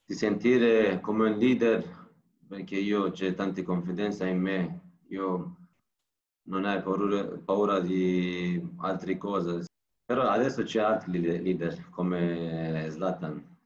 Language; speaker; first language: Italian; non-native, learner; Turkish